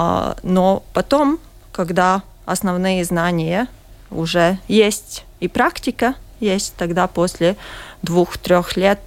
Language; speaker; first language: Russian; non-native, local second language; Latvian